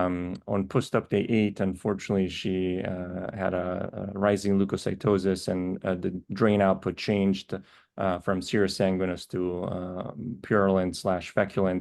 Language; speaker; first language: English; native; English